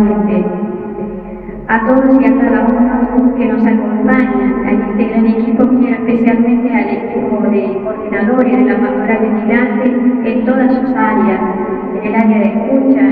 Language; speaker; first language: Spanish; native; Spanish